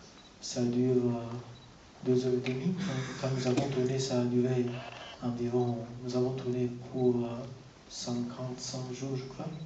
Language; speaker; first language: French; non-native, fluent; Romanian